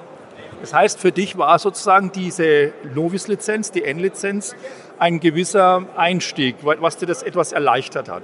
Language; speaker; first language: German; native; German